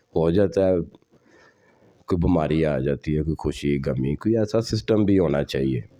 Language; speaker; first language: Urdu; non-native, local second language; Punjabi